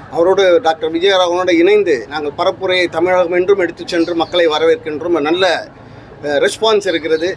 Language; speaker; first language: Tamil; native; Tamil